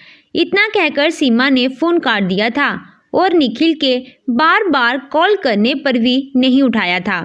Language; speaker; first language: Hindi; native; Hindi